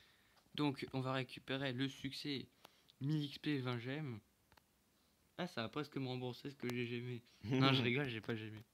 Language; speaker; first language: French; native; French